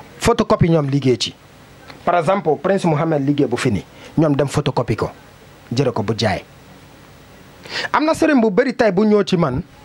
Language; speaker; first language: Wolof; non-native, learner; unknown